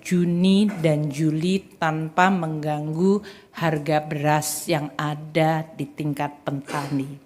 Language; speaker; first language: Indonesian; native; Indonesian